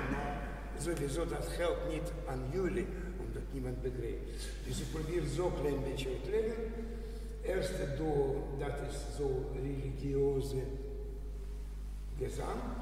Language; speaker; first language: Dutch; non-native, learner; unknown